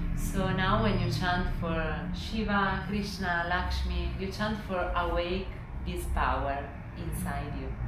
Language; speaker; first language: English; non-native, fluent; Italian